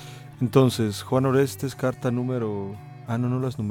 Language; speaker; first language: Spanish; native; Spanish